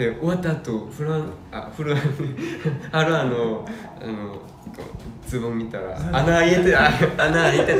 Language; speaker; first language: Japanese; non-native, fluent; Korean